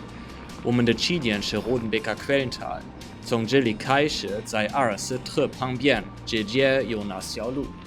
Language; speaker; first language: Chinese; non-native, fluent; German